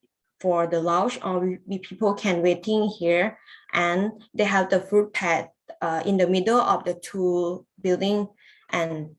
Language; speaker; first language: English; non-native, learner; Lao